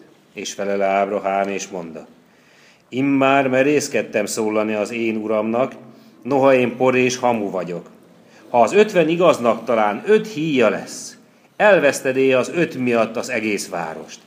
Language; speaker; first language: Hungarian; native; Hungarian